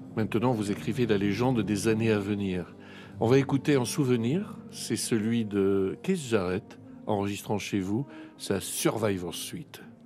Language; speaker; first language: French; native; French